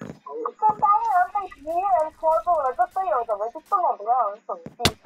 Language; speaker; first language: Chinese; native; Chinese